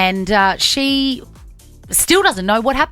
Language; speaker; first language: English; native; English